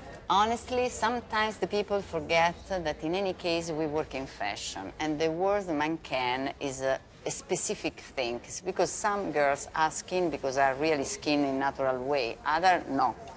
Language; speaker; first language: English; non-native, fluent; Italian